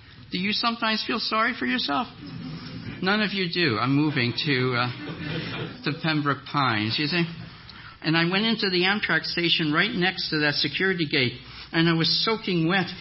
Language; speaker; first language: English; non-native, fluent; French